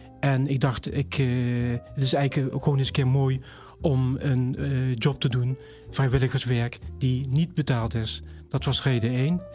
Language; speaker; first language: Dutch; native; Dutch